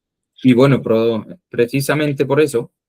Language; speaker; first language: Spanish; native; Spanish